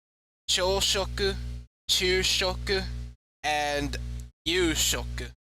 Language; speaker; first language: Japanese; non-native, learner; English